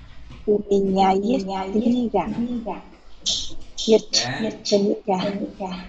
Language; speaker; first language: Russian; non-native, learner; Vietnamese